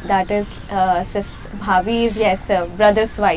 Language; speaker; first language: English; non-native, local second language; Hindi